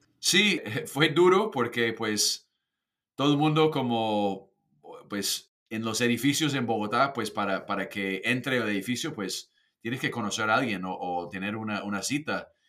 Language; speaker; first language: Spanish; non-native, fluent; English